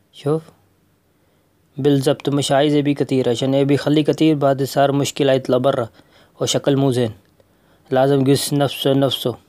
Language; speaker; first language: Arabic; non-native, learner; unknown